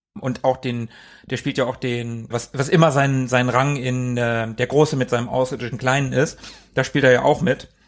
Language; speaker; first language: German; native; German